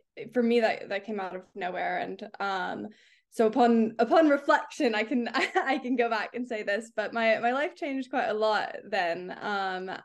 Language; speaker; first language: English; native; English